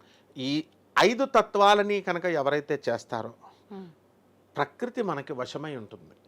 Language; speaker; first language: Telugu; native; Telugu